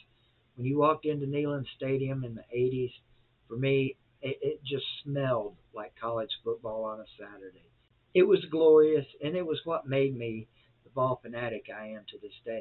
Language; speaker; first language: English; native; English